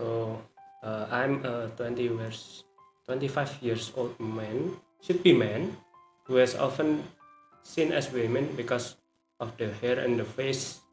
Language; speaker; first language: English; non-native, learner; Indonesian